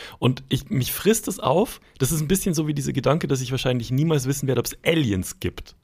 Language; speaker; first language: German; native; German